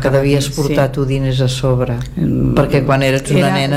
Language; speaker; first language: Catalan; native; Catalan